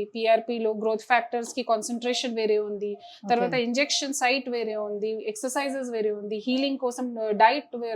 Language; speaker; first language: Telugu; non-native, fluent; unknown